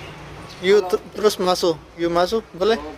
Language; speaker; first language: Indonesian; non-native, learner; Punjabi